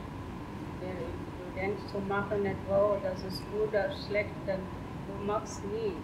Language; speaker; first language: German; non-native, learner; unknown